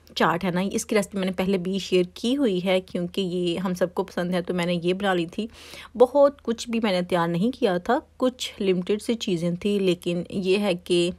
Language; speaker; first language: Urdu; native; Urdu